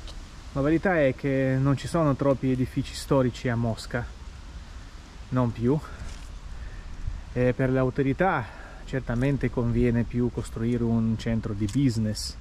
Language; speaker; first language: Italian; non-native, fluent; Russian